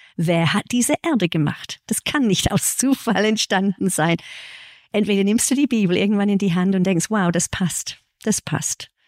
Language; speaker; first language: German; early bilingual, heritage; English